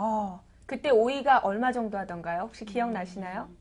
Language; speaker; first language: Korean; native; Korean